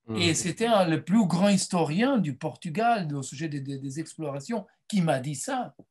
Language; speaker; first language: French; non-native, fluent; Portuguese